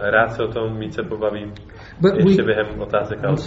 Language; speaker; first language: Czech; native; Czech